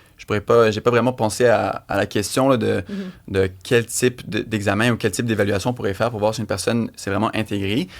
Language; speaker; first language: French; native; French